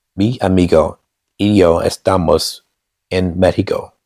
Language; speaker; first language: Spanish; non-native, learner; English